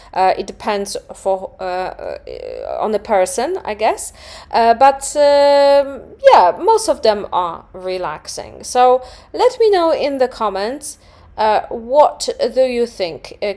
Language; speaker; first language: English; non-native, fluent; Polish